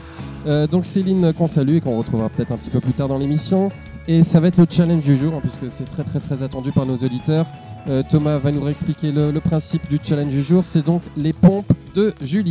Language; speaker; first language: French; native; French